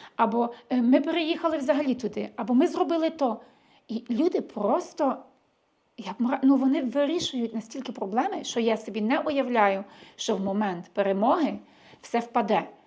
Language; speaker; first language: Ukrainian; early bilingual, heritage; Ukrainian